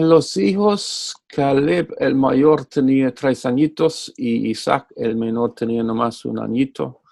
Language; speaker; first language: Spanish; non-native, fluent; English